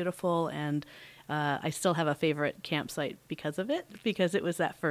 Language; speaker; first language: English; native; English